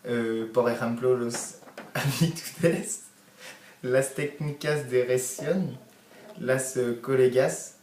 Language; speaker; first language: Spanish; non-native, learner; French